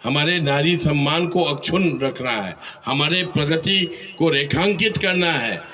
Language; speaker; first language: Hindi; non-native, local second language; Bangla